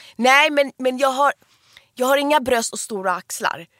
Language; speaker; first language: Swedish; early bilingual, other home language; Persian